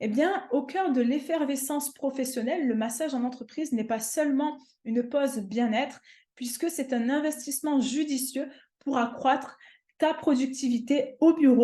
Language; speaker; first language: French; native; French